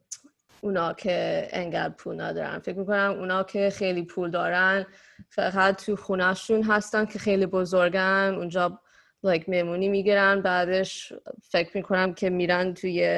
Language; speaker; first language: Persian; early bilingual, heritage; Persian